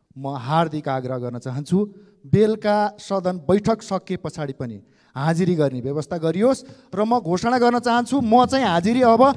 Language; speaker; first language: Nepali; native; Nepali